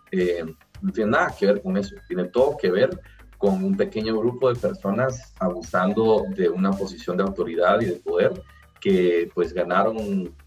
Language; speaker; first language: Spanish; native; Spanish